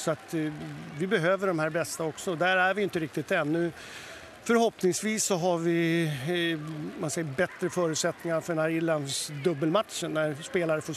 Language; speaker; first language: Swedish; native; Swedish